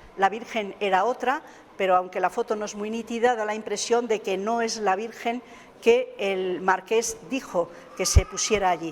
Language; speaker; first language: Spanish; native; Spanish